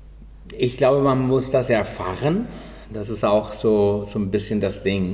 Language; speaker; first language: German; non-native, fluent; Spanish